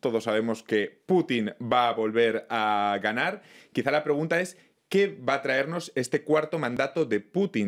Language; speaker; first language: Spanish; native; Spanish